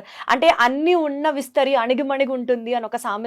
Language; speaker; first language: Telugu; native; Telugu